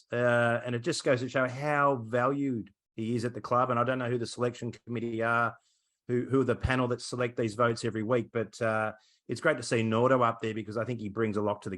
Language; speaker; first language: English; native; English